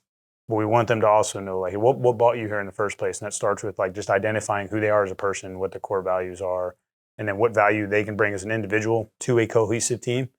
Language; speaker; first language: English; native; English